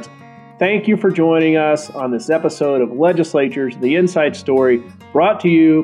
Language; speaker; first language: English; native; English